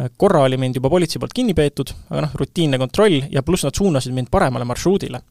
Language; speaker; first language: Estonian; native; Estonian